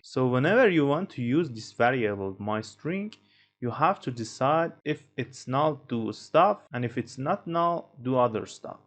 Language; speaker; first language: English; non-native, fluent; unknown